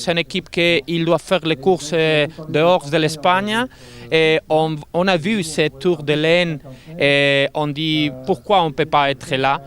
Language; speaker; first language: French; non-native, learner; Spanish